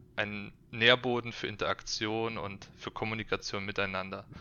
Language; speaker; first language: German; native; German